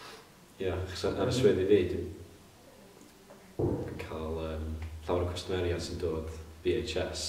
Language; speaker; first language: Welsh; non-native, local second language; English